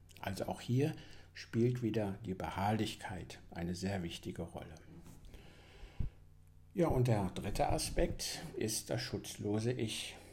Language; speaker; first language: German; native; German